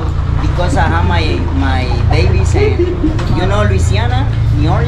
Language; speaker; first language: English; non-native, learner; Spanish